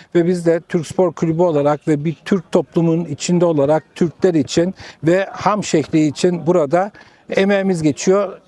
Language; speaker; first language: Turkish; early bilingual, heritage; Turkish